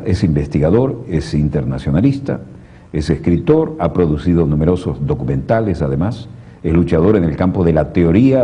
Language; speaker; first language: Spanish; native; Spanish